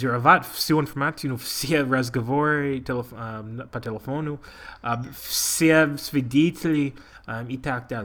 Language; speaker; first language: Russian; non-native, learner; English